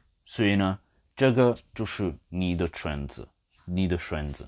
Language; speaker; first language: Chinese; non-native, fluent; English